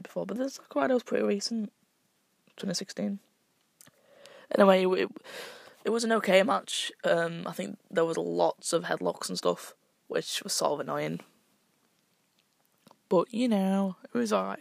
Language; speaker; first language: English; native; English